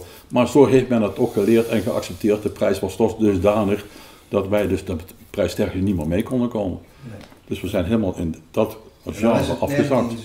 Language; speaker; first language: Dutch; native; Dutch